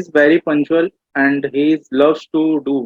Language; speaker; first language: English; non-native, learner; Hindi